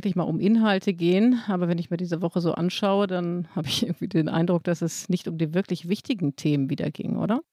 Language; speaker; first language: German; native; German